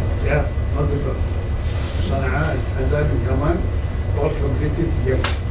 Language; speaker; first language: English; non-native, learner; Arabic